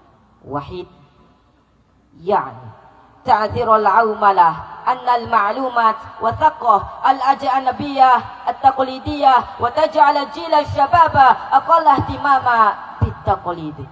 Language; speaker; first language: Arabic; non-native, learner; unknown